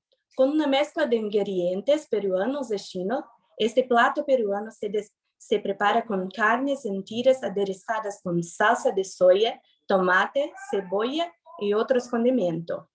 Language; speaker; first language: Spanish; non-native, learner; Portuguese